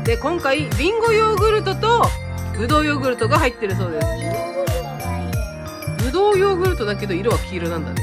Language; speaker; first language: Japanese; native; Japanese